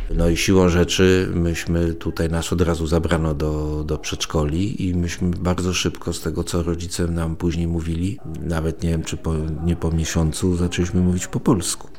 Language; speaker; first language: Polish; early bilingual, other home language; Spanish